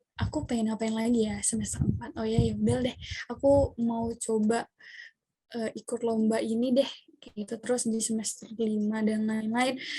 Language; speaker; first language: Indonesian; non-native, local second language; Madurese